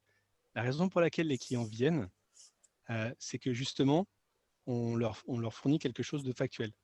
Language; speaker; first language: French; native; French